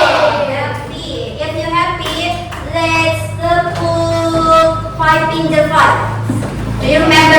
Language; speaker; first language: English; non-native, learner; Indonesian